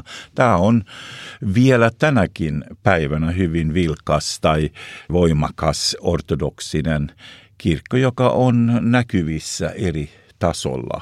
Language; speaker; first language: Finnish; non-native, local second language; Swedish